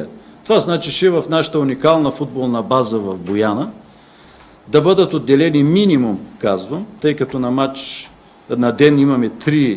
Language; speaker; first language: Bulgarian; native; Bulgarian